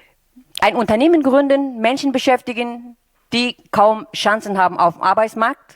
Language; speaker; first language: German; non-native, fluent; Turkish